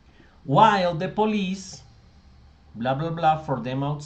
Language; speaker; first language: English; non-native, fluent; Spanish